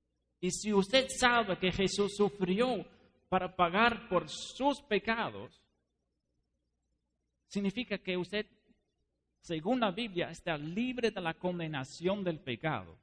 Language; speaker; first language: Spanish; non-native, fluent; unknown